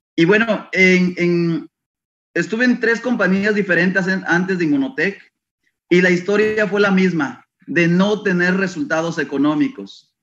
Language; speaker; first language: Spanish; native; Spanish